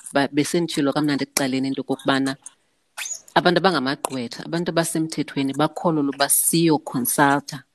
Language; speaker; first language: Xhosa; native; Xhosa